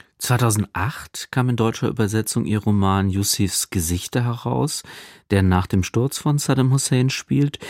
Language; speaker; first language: German; native; German